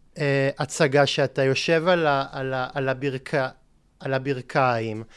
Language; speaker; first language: Hebrew; native; Hebrew